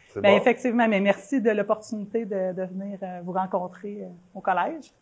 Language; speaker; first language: French; native; French